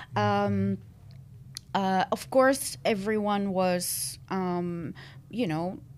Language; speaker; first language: English; non-native, fluent; Arabic